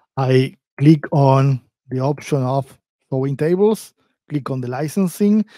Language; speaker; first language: English; non-native, fluent; Spanish